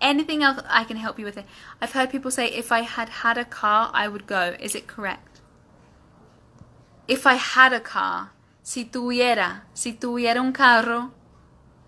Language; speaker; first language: English; native; English